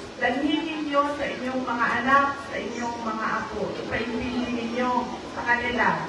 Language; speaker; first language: Filipino; non-native, local second language; Cebuano